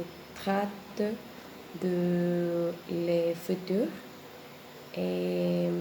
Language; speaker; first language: French; non-native, learner; Spanish